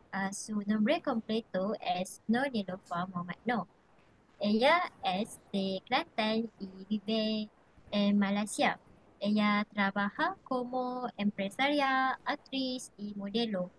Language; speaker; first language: Spanish; non-native, learner; Malay